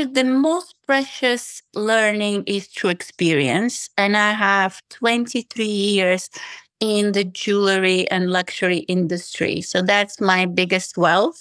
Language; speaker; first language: English; non-native, fluent; Bulgarian